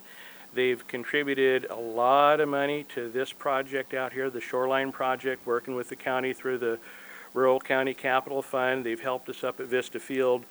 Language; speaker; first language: English; native; English